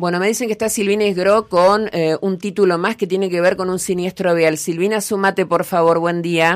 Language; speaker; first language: Spanish; native; Spanish